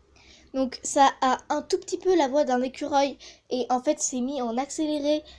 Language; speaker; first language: French; native; French